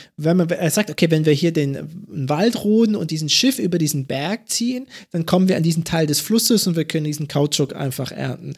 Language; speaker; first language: German; early bilingual, other home language; English